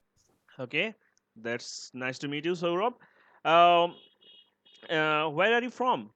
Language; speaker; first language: English; non-native, learner; Bangla